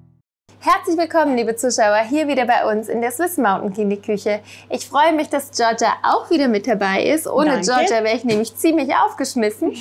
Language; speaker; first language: German; native; German